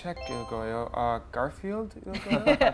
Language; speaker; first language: Korean; non-native, learner; English